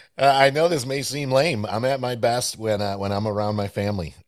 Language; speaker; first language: English; early bilingual, other home language; Spanish